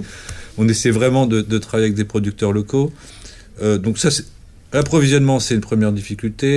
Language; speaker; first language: French; native; French